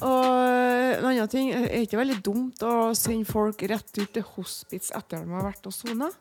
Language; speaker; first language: Norwegian; native; Norwegian